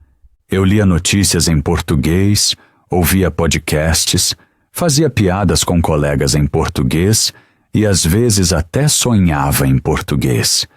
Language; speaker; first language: Portuguese; non-native, fluent; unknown